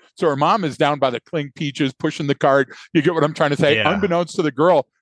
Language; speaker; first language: English; native; English